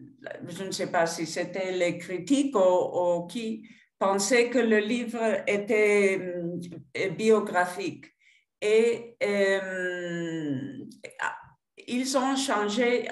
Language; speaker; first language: French; non-native, fluent; Spanish